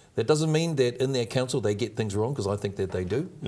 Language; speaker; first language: English; native; English